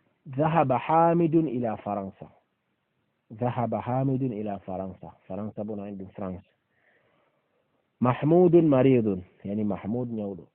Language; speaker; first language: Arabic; non-native, fluent; Fula